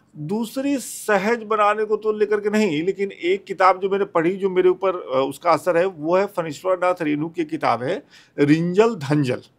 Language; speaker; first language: Hindi; non-native, local second language; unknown